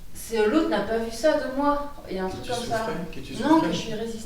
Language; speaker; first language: French; native; French